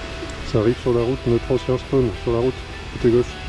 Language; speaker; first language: French; native; French